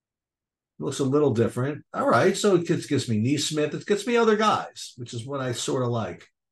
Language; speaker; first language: English; native; English